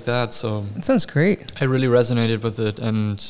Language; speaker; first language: English; non-native, fluent; German